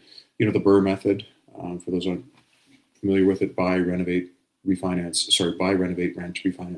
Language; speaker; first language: English; native; English